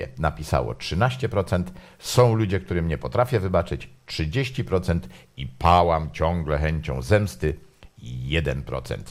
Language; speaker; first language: Polish; native; Polish